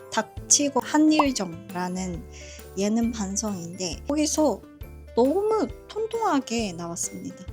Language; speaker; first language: Korean; non-native, fluent; Japanese